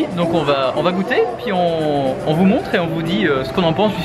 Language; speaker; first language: French; native; French